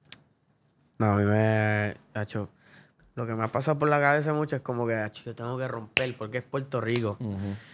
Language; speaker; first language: Spanish; early bilingual, other home language; English